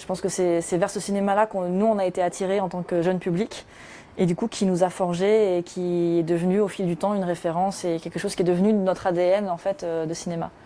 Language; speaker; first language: French; native; French